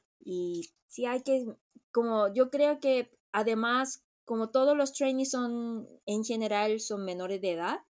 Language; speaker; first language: Spanish; non-native, fluent; Korean